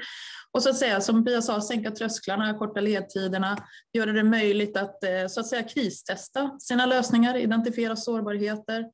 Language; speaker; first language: Swedish; native; Swedish